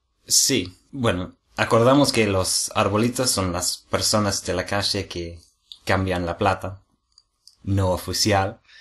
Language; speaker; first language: Spanish; non-native, fluent; English